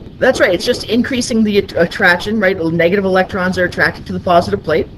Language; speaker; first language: English; native; English